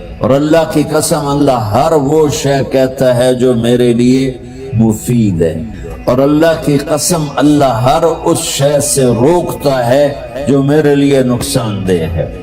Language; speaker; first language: Urdu; non-native, local second language; Punjabi